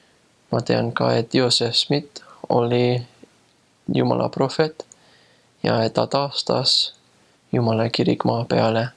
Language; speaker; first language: Estonian; non-native, fluent; English